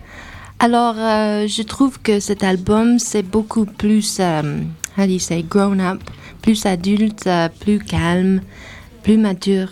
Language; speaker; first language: French; non-native, fluent; English